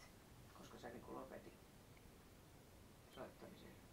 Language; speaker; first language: Finnish; native; Finnish